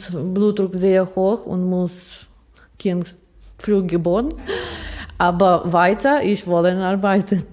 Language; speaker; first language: German; non-native, learner; Ukrainian